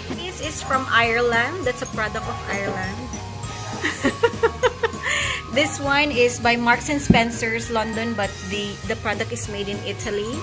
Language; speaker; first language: English; non-native, local second language; Cebuano